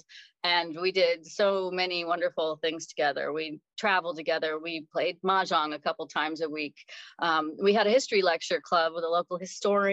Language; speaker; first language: English; native; English